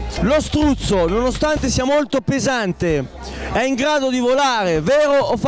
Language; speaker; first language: Italian; native; Italian